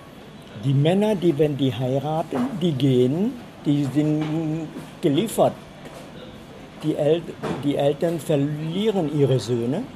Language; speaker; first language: German; non-native, fluent; Khmer